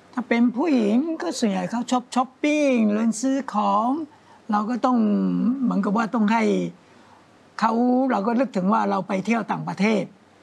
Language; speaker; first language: Thai; non-native, fluent; Chinese